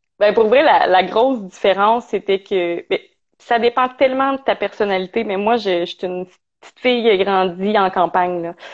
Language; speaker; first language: French; native; French